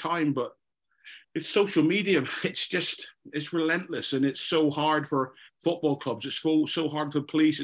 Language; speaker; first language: English; native; English